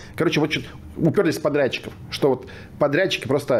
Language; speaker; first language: Russian; native; Russian